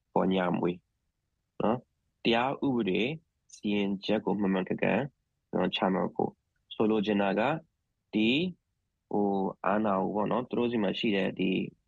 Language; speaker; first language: Burmese; non-native, local second language; S'gaw Karen